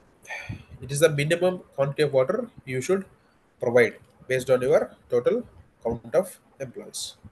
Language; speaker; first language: English; non-native, local second language; Telugu